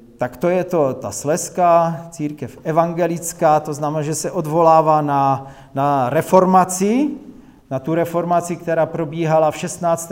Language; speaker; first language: Czech; non-native, local second language; Polish